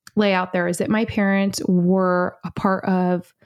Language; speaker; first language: English; native; English